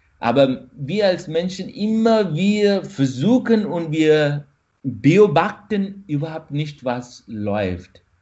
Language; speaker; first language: German; non-native, fluent; Malayalam